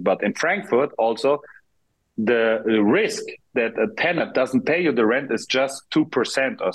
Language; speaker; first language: English; non-native, fluent; German